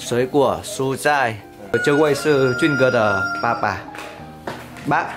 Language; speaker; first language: Chinese; non-native, fluent; Vietnamese